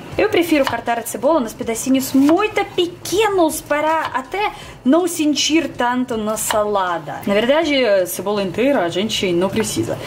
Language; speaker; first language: Portuguese; non-native, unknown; Russian